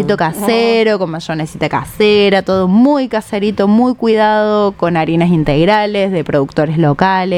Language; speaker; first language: Spanish; native; Spanish